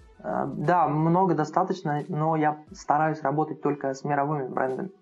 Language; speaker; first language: Russian; non-native, local second language; Uzbek